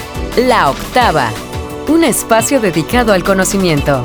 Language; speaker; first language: Spanish; native; Spanish